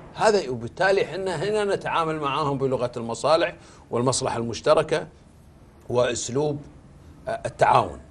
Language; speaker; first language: Arabic; native; Arabic